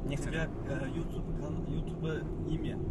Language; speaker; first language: Polish; non-native, learner; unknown